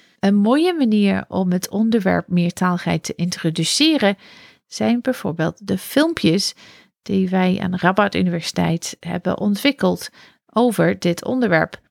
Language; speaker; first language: Dutch; non-native, fluent; English